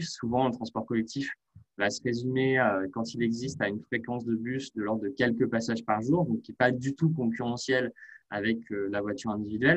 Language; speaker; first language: French; native; French